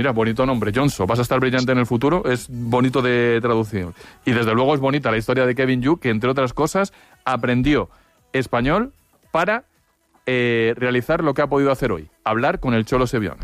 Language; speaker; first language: Spanish; native; Spanish